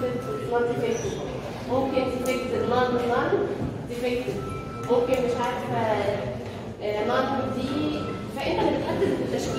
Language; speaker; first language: Arabic; native; Arabic